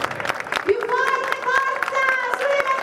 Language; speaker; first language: Italian; native; Italian